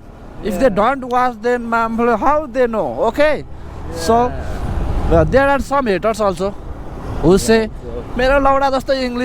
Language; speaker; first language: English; non-native, learner; Nepali